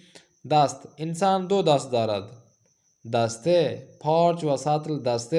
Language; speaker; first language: Persian; non-native, fluent; Urdu